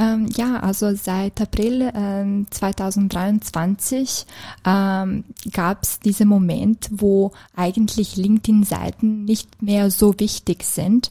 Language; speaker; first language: German; non-native, fluent; Serbian